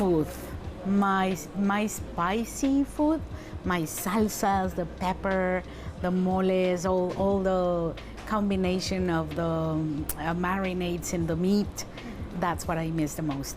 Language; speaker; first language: English; non-native, fluent; Spanish